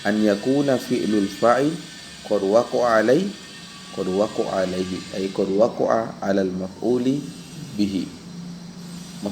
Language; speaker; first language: Arabic; non-native, fluent; Indonesian